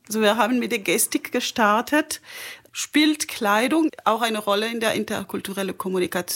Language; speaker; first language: German; non-native, fluent; French